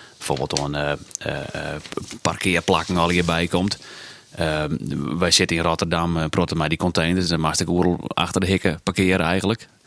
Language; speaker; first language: Dutch; non-native, local second language; Western Frisian